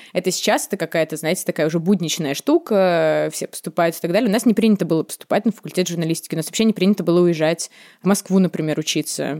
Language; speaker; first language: Russian; native; Russian